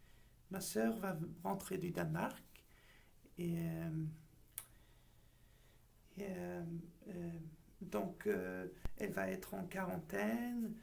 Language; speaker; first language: French; non-native, fluent; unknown